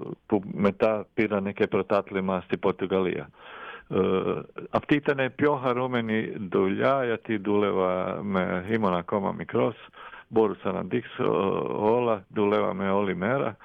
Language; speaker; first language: Greek; non-native, fluent; Croatian